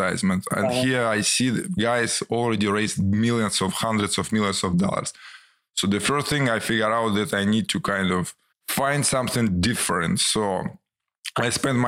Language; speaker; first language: English; non-native, fluent; Ukrainian